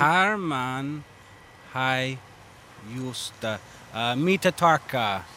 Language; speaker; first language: Finnish; non-native, learner; English